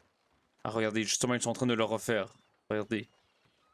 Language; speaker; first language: French; native; French